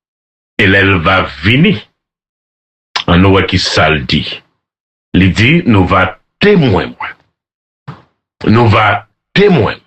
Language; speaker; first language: French; non-native, local second language; Haitian Creole